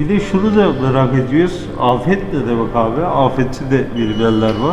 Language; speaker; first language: Turkish; native; Turkish